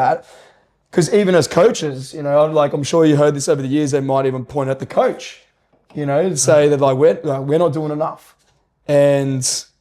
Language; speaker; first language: English; native; English